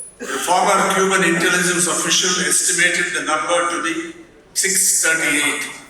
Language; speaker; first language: English; non-native, local second language; Tamil